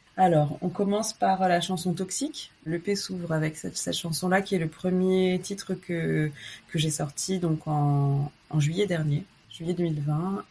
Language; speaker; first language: French; early bilingual, other home language; Chinese